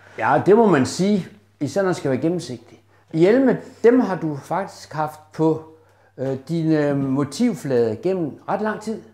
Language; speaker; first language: Danish; native; Danish